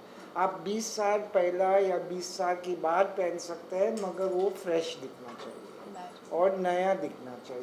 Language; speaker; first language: Hindi; non-native, learner; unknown